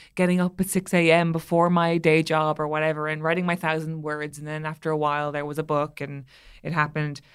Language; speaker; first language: English; native; English